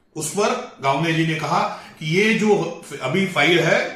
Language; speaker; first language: Hindi; non-native, local second language; Marathi